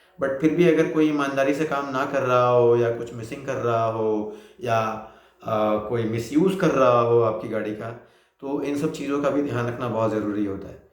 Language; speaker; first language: Hindi; native; Hindi